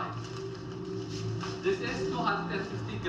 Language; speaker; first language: English; non-native, learner; Indonesian